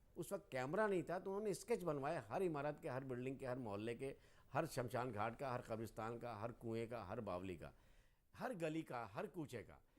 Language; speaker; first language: Urdu; native; Urdu